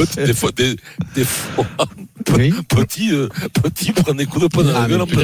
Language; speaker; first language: French; native; French